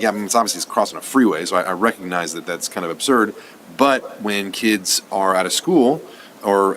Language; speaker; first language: English; native; English